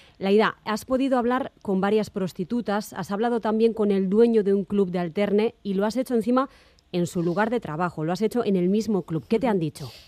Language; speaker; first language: Spanish; native; Spanish